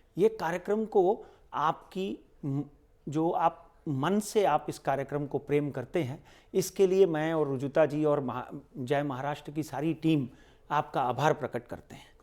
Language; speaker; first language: Hindi; native; Hindi